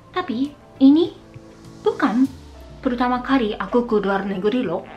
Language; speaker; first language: Indonesian; non-native, fluent; Japanese